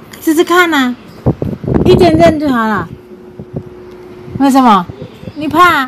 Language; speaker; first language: Chinese; non-native, learner; Indonesian